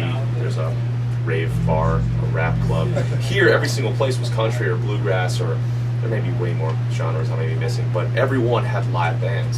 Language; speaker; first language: English; native; English